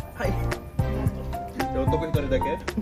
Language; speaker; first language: Japanese; non-native, fluent; Indonesian